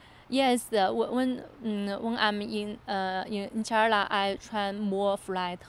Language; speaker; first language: English; non-native, learner; Chinese